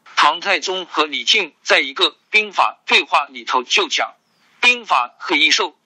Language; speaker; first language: Chinese; non-native, local second language; Hakka Chinese